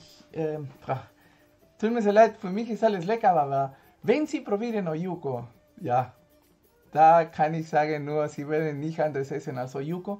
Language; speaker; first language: German; non-native, fluent; Spanish